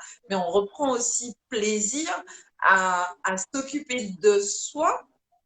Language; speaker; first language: French; native; French